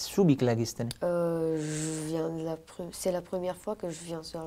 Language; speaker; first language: French; non-native, learner; Urdu